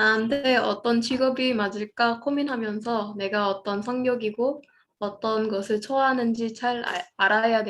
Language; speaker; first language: Korean; non-native, learner; Indonesian